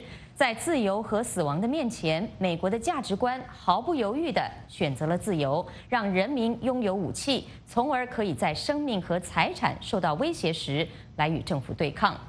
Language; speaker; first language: Chinese; native; Chinese